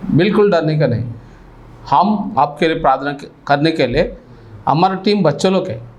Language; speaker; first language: Hindi; non-native, local second language; Telugu